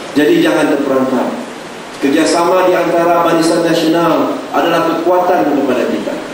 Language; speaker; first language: Malay; native; Malay